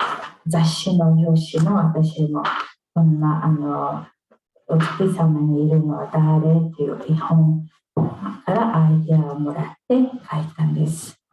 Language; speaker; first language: Japanese; non-native, fluent; Mongolian